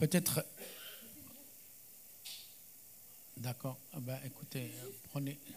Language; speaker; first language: French; non-native, local second language; Arabic